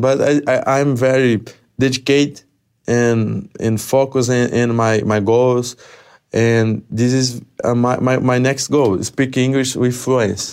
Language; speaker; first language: English; non-native, learner; Portuguese